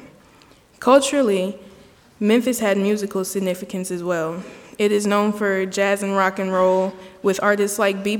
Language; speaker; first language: English; native; English